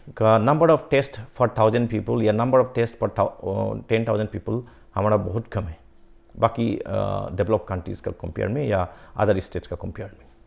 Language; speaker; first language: Hindi; non-native, local second language; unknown